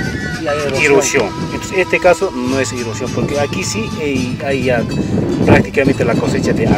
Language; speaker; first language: Spanish; non-native, local second language; Quechua